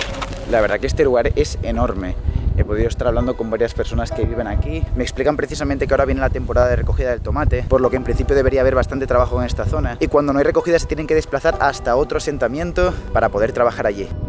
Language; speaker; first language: Spanish; native; Spanish